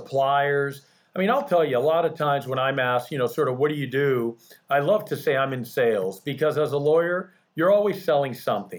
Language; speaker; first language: English; early bilingual, other home language; Spanish